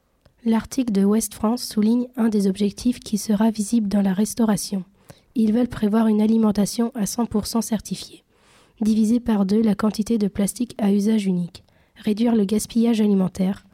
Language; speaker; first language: French; native; French